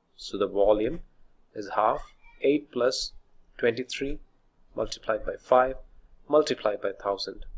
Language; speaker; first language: English; non-native, local second language; Malayalam